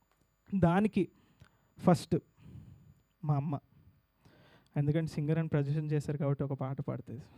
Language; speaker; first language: Telugu; native; Telugu